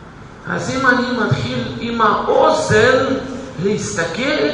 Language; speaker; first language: Hebrew; non-native, fluent; Russian